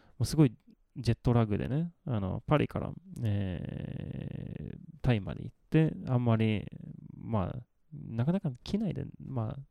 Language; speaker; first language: Japanese; non-native, fluent; Swedish